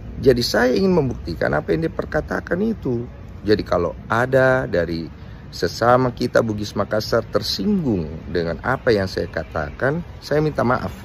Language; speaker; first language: Indonesian; native; Indonesian